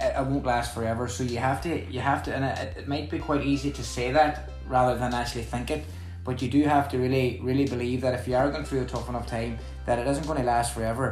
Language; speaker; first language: English; native; English